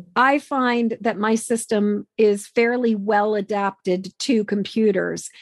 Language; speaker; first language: English; native; English